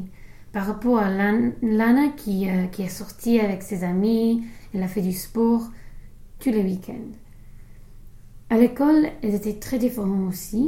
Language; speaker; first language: French; non-native, learner; English